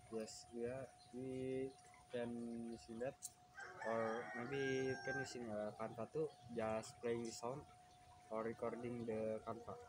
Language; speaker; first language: English; non-native, learner; Indonesian